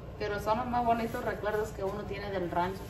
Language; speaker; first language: Spanish; native; Spanish